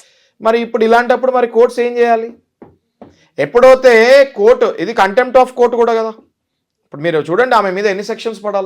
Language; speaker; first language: Telugu; native; Telugu